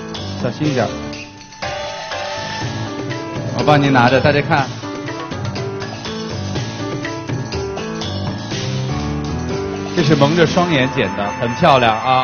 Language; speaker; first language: Chinese; native; Chinese